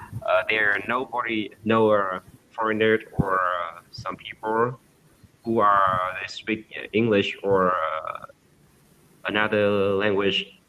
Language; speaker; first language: English; non-native, learner; Vietnamese